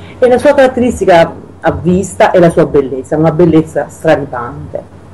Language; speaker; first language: Italian; native; Italian